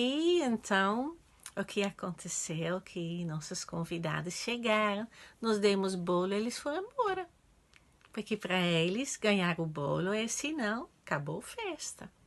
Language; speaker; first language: Portuguese; non-native, fluent; Dutch